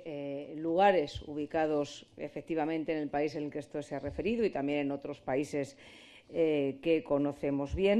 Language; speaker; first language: Spanish; native; Spanish